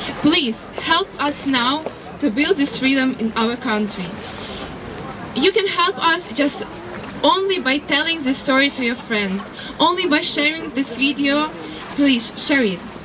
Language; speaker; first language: English; non-native, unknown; Ukrainian